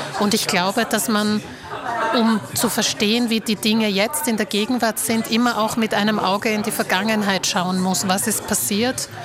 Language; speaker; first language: German; early bilingual, other home language; Slovak